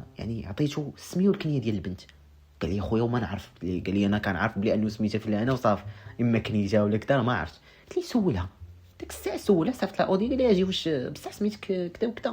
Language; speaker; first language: Arabic; native; Arabic